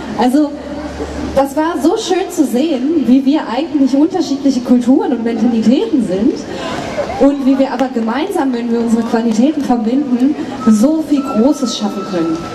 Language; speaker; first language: German; native; German